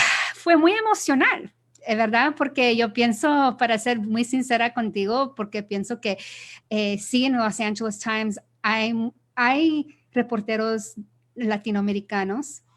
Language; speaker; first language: Spanish; early bilingual, other home language; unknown